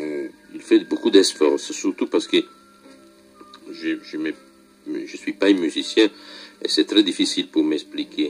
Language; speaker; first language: French; non-native, fluent; Italian